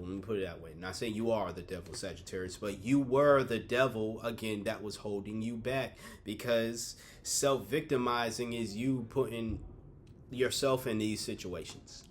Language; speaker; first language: English; native; English